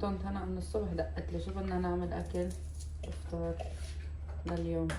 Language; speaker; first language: Arabic; native; Arabic